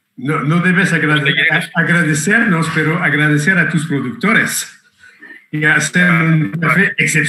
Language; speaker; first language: Spanish; non-native, fluent; French